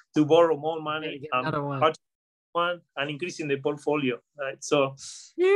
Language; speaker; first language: English; non-native, fluent; Spanish